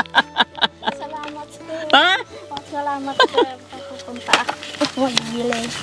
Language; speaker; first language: Filipino; non-native, local second language; Pangasinan